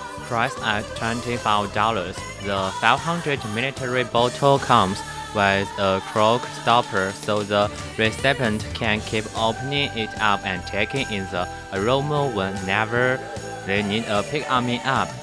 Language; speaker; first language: English; non-native, fluent; Chinese